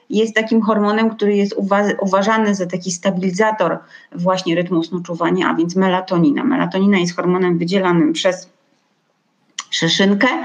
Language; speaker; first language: Polish; native; Polish